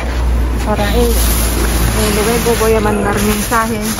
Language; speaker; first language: Spanish; non-native, learner; Filipino